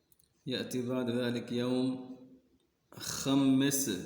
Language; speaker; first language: Arabic; non-native, fluent; Sindhi